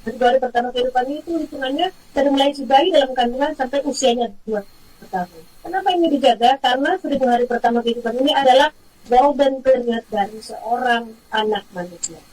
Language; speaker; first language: Indonesian; native; Indonesian